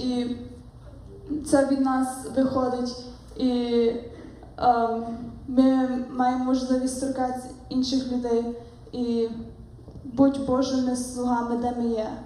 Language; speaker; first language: Ukrainian; early bilingual, heritage; Ukrainian